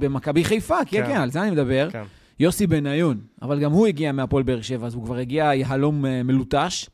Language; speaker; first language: Hebrew; native; Hebrew